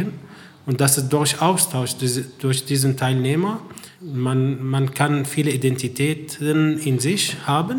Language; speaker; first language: German; non-native, fluent; Arabic